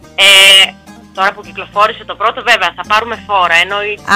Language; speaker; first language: Greek; early bilingual, heritage; Russian